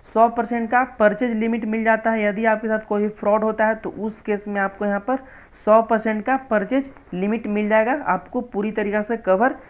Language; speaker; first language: Hindi; native; Hindi